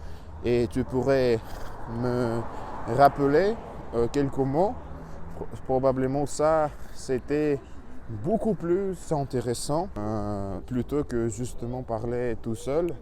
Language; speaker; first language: French; non-native, learner; Russian